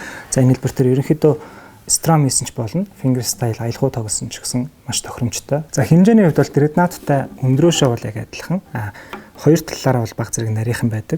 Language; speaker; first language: Mongolian; native; Mongolian